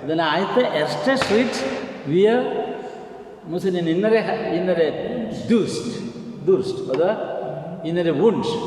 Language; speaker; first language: German; non-native, learner; Malayalam